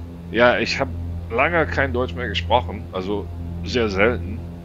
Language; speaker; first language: German; non-native, fluent; English